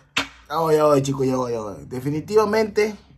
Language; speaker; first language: Spanish; native; Spanish